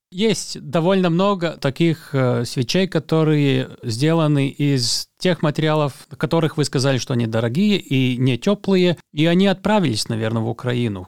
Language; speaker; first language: Russian; non-native, local second language; Latvian